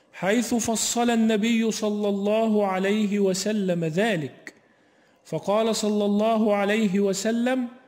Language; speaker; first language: Arabic; native; Arabic